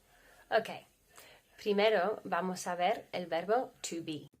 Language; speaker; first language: Spanish; non-native, fluent; English